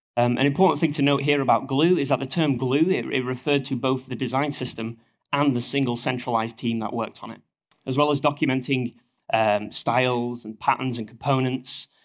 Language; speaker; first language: English; native; English